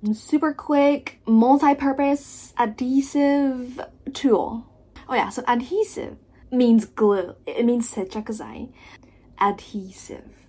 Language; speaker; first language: English; non-native, fluent; Japanese